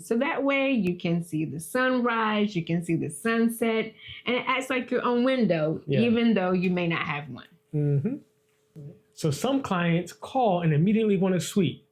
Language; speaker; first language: English; native; English